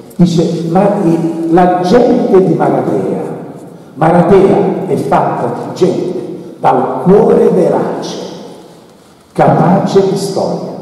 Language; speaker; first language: Italian; native; Italian